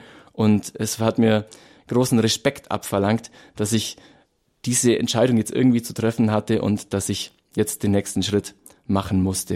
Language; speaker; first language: German; native; German